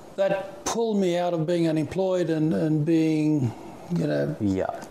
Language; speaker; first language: English; native; English